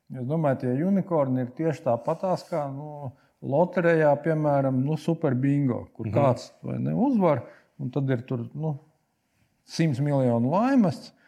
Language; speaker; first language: Latvian; native; Latvian